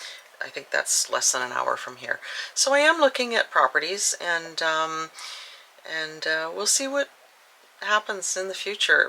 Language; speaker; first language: English; native; English